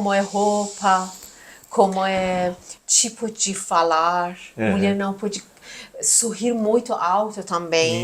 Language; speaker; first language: Portuguese; non-native, learner; Persian